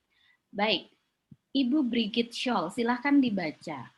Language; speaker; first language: Indonesian; native; Indonesian